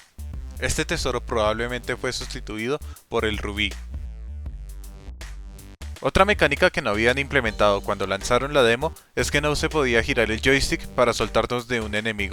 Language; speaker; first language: Spanish; native; Spanish